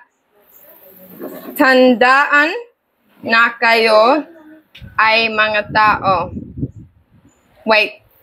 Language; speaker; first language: Filipino; non-native, learner; English